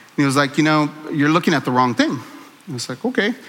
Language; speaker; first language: English; native; English